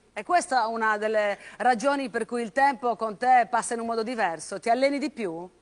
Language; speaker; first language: Italian; native; Italian